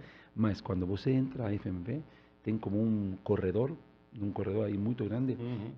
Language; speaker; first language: Portuguese; non-native, learner; Spanish